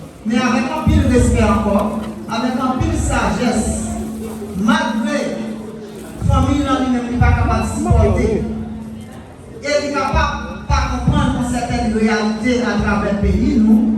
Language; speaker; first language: French; non-native, local second language; Haitian Creole